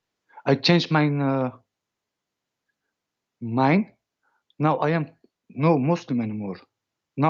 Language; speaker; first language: English; non-native, learner; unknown